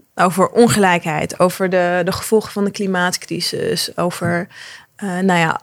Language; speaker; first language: Dutch; early bilingual, other home language; Arabic